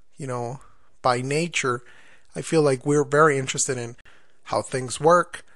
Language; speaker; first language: English; non-native, fluent; Spanish